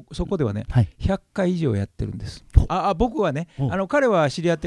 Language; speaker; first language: Japanese; native; Japanese